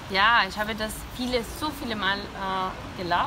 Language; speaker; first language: German; non-native, learner; Spanish